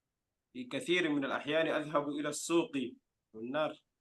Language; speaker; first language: Arabic; non-native, fluent; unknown